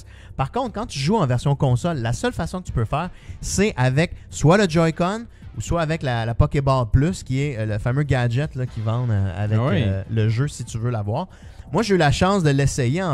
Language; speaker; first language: French; native; French